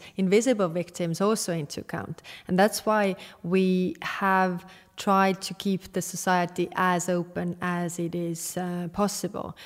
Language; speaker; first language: English; non-native, fluent; Estonian